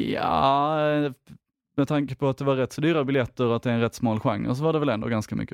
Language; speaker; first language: Swedish; native; Swedish